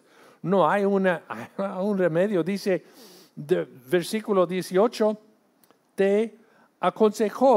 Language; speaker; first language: Spanish; non-native, fluent; English